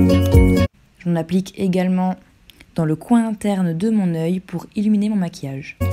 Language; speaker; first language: French; native; French